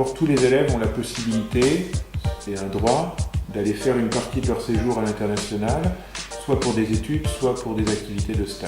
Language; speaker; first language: French; native; French